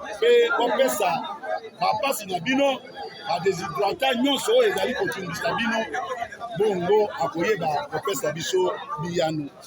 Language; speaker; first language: Lingala; native; Lingala